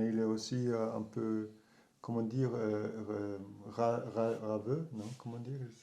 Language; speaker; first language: French; non-native, learner; German